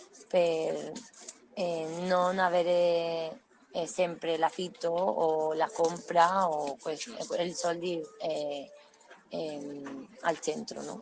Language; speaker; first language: Italian; non-native, learner; Spanish